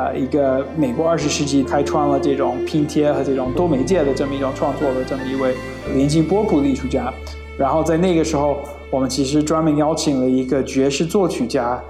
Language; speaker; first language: Chinese; non-native, fluent; English